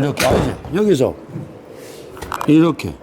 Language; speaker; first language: Korean; native; Korean